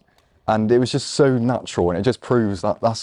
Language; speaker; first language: English; native; English